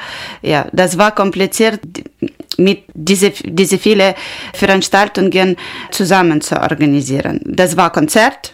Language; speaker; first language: German; non-native, learner; Ukrainian